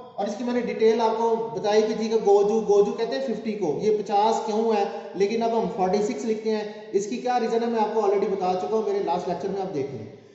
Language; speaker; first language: Urdu; native; Urdu